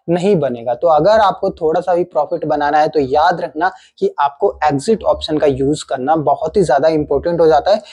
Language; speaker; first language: Hindi; native; Hindi